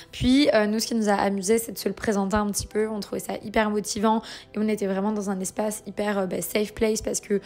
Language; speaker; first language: French; native; French